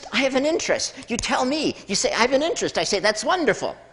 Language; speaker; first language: English; native; English